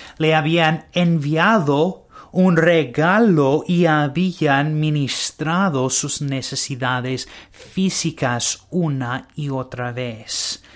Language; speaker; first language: Spanish; non-native, learner; English